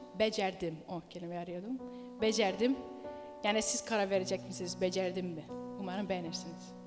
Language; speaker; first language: Turkish; early bilingual, heritage; Dutch